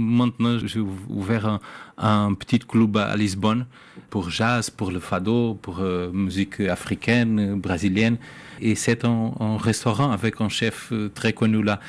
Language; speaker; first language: French; non-native, fluent; Portuguese